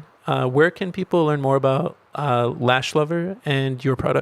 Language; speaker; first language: English; native; English